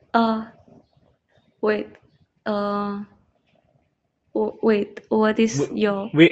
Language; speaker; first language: English; non-native, learner; Indonesian